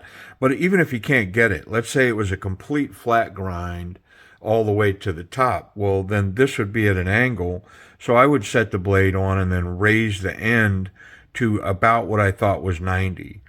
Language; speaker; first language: English; native; English